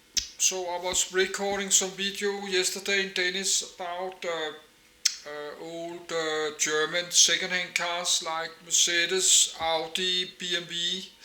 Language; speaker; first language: English; non-native, learner; Danish